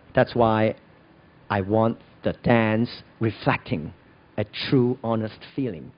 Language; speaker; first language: English; non-native, local second language; Cantonese